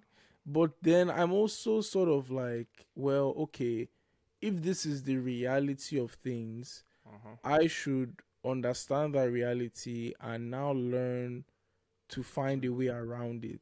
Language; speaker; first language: English; non-native, local second language; Yoruba